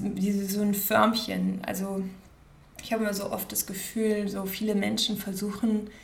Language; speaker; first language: German; native; German